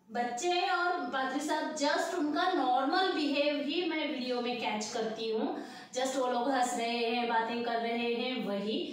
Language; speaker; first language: Hindi; non-native, local second language; Urdu